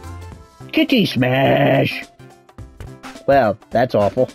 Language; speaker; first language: English; native; English